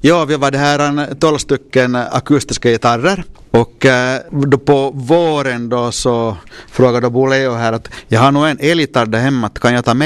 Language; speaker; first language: Swedish; non-native, local second language; Finnish